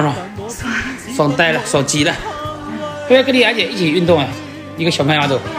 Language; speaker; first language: Chinese; native; Chinese